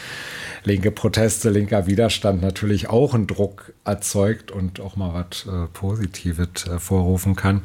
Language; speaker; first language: German; native; German